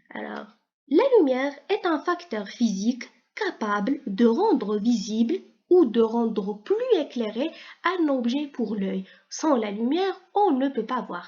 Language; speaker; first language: French; non-native, local second language; Arabic